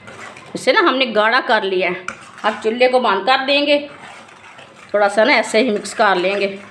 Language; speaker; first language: Hindi; native; Hindi